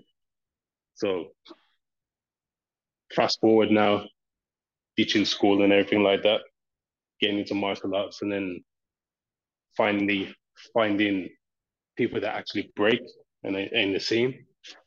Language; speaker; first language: English; native; English